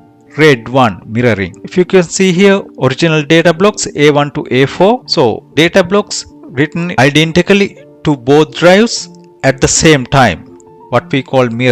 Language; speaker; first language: English; non-native, fluent; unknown